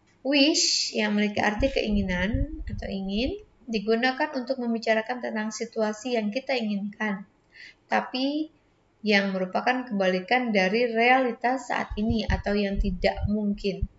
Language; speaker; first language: Indonesian; native; Indonesian